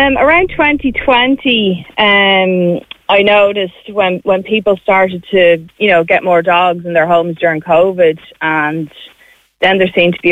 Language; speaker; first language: English; native; English